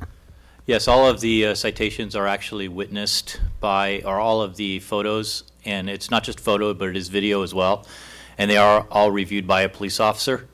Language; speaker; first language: English; native; English